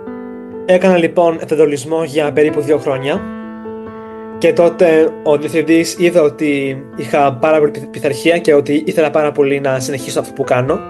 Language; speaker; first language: Greek; non-native, fluent; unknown